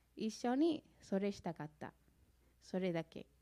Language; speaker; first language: Japanese; non-native, fluent; English